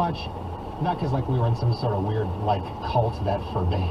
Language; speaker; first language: English; native; English